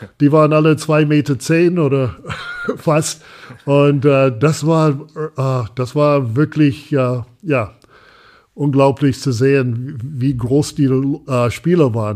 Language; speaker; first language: German; non-native, fluent; English